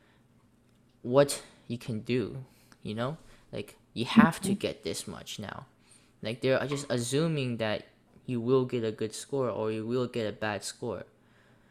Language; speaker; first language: English; native; English